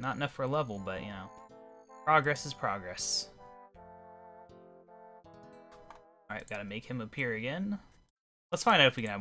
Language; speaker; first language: English; native; English